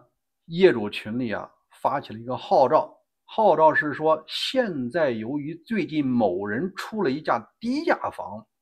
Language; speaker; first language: Chinese; native; Chinese